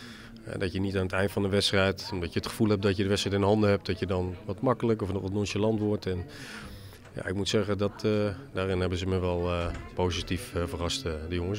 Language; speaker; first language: Dutch; native; Dutch